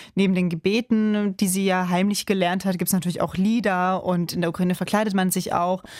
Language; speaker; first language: German; early bilingual, other home language; Ukrainian